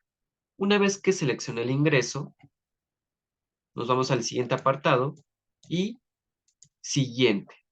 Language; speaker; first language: Spanish; native; Spanish